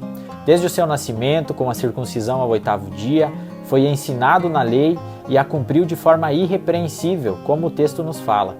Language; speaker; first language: Portuguese; native; Portuguese